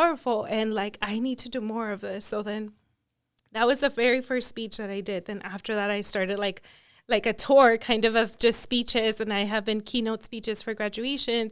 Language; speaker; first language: English; early bilingual, other home language; Spanish